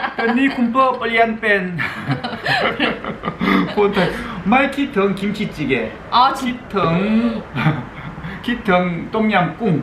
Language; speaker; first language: Thai; non-native, learner; Korean